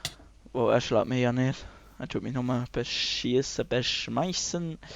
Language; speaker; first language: German; native; German